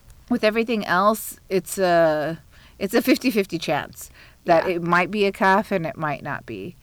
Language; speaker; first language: English; early bilingual, other home language; Arabic